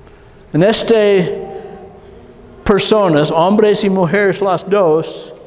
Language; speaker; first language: Spanish; non-native, learner; English